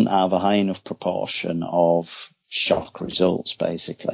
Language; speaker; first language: English; native; English